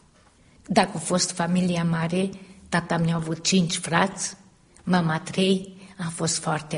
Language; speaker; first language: Romanian; early bilingual, heritage; Romanian